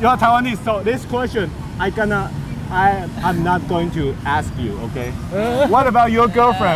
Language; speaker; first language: English; non-native, learner; Chinese